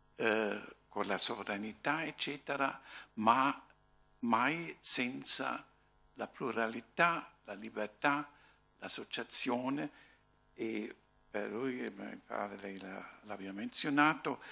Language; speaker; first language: Italian; non-native, fluent; German